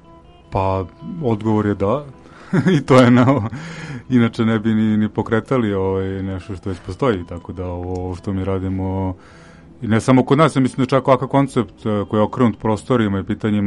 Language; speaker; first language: Serbian; native; Serbian